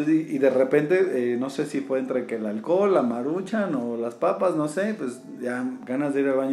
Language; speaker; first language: Spanish; native; Spanish